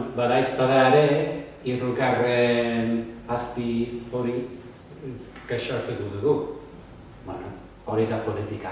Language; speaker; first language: Basque; non-native, fluent; English